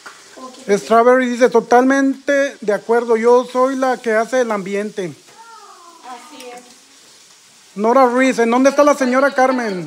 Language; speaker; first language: Spanish; native; Spanish